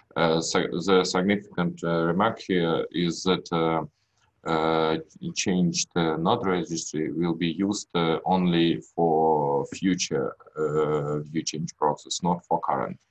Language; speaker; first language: English; non-native, learner; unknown